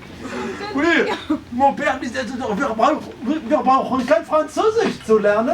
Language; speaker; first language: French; early bilingual, other home language; Arabic